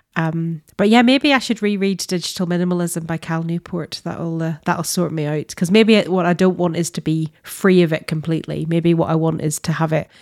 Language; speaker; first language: English; native; English